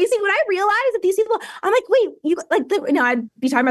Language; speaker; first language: English; native; English